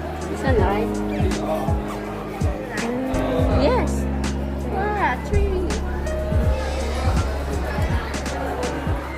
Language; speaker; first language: English; non-native, learner; Filipino